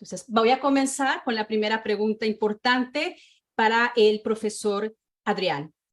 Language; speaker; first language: Spanish; native; Spanish